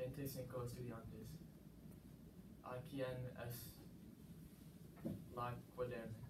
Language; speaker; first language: Spanish; non-native, learner; English